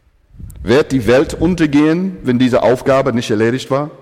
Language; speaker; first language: German; non-native, fluent; English